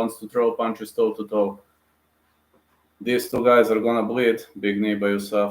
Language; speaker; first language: English; non-native, fluent; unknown